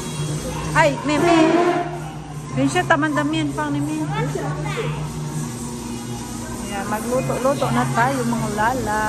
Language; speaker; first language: Chinese; non-native, fluent; Filipino